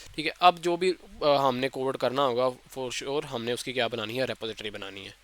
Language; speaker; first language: Urdu; native; Urdu